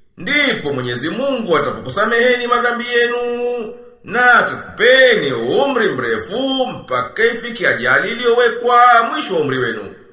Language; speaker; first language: Swahili; native; Swahili